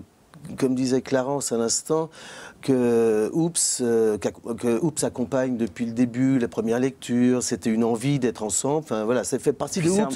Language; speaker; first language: French; native; French